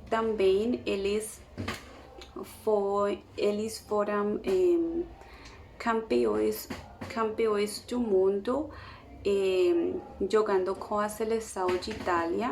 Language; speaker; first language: Portuguese; non-native, learner; Spanish